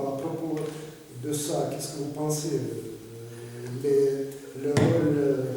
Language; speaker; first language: French; non-native, fluent; Russian